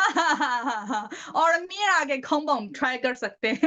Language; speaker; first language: Hindi; non-native, learner; Chinese